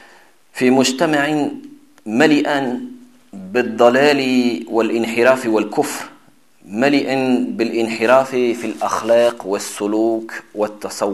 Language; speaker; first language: Arabic; non-native, fluent; French